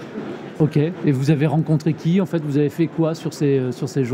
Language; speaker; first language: French; native; French